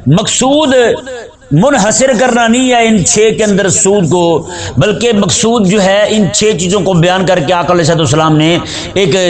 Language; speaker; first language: Urdu; native; Urdu